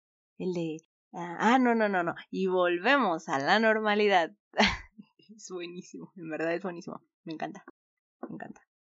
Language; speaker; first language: Spanish; native; Spanish